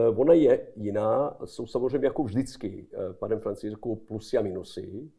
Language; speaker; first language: Czech; non-native, fluent; Serbian